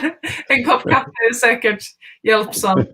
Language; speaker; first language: Swedish; non-native, fluent; Finnish